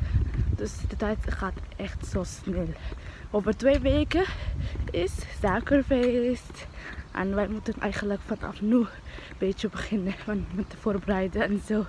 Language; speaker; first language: Dutch; non-native, learner; Somali